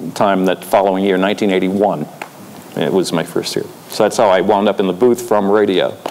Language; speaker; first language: English; native; English